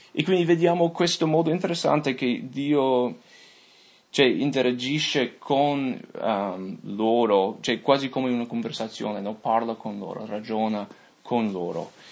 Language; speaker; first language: Italian; non-native, fluent; English